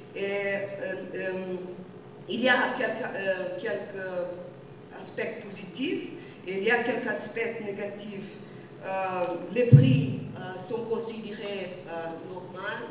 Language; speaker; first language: French; non-native, fluent; Portuguese